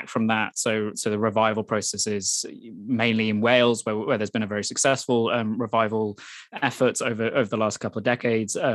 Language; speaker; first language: English; native; English